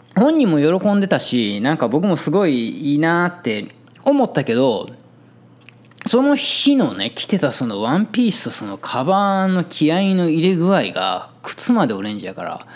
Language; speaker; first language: Japanese; native; Japanese